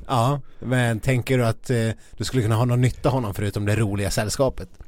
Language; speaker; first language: Swedish; native; Swedish